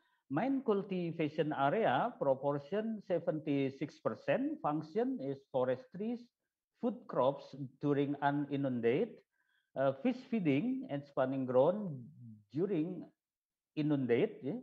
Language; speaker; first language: English; non-native, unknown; Indonesian